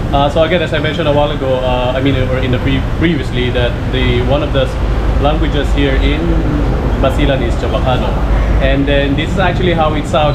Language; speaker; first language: English; non-native, local second language; Filipino